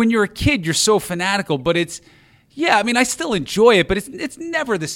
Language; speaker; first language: English; native; English